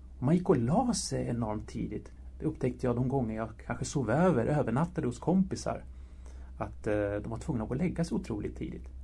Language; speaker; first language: Swedish; early bilingual, other home language; Spanish